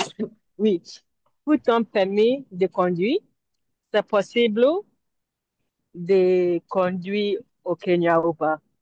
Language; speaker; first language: French; non-native, learner; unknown